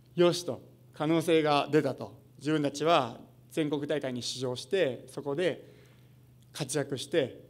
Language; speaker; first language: Japanese; native; Japanese